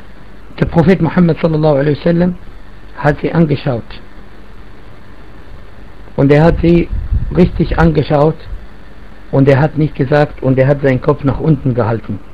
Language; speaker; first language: German; non-native, fluent; Arabic